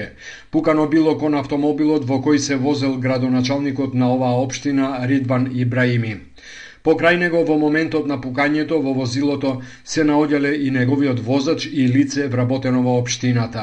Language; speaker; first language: Macedonian; native; Macedonian